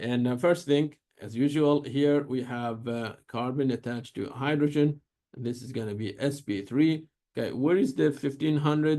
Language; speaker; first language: English; non-native, fluent; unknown